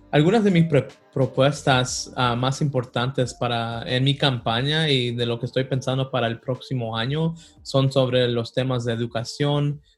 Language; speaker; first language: Spanish; early bilingual, heritage; Spanish